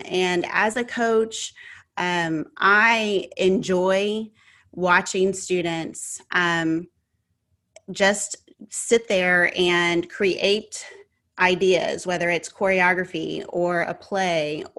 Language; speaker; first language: English; native; English